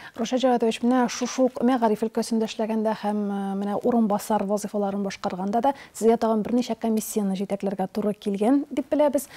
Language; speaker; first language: Tatar; native; Tatar